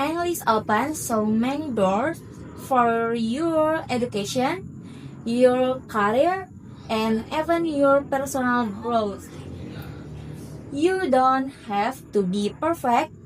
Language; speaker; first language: English; non-native, learner; Indonesian